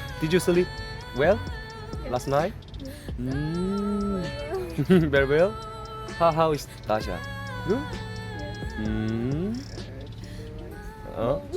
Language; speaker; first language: English; non-native, learner; Korean